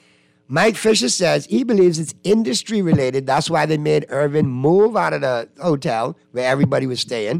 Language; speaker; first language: English; native; English